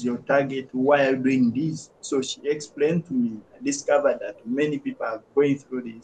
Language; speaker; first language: English; non-native, local second language; Ganda